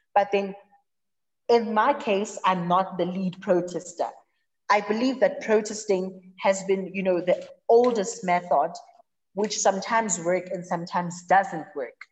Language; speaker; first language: English; non-native, local second language; Zulu